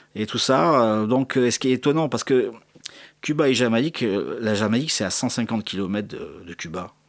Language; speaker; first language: French; native; French